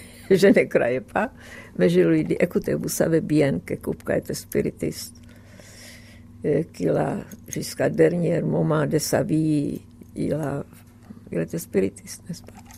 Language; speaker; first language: French; non-native, fluent; Czech